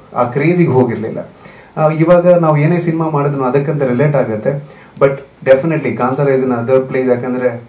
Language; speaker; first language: Kannada; non-native, local second language; Tulu